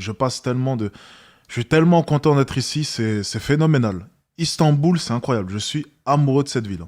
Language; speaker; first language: French; native; French